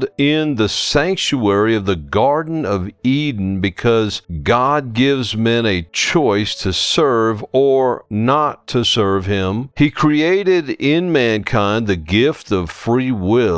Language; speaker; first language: English; native; English